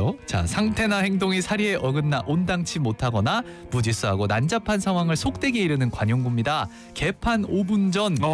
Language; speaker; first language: Korean; native; Korean